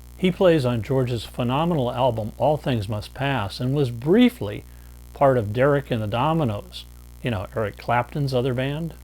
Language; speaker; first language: English; native; English